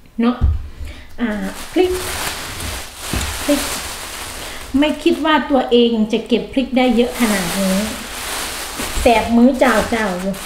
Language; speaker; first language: Thai; non-native, local second language; Northeastern Thai